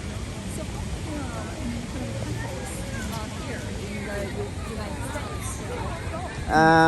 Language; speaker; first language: English; non-native, learner; Chinese